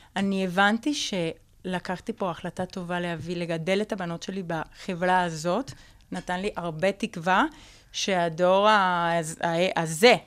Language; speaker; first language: Hebrew; non-native, fluent; Spanish